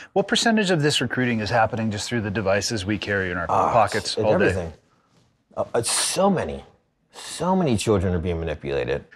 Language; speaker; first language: English; native; English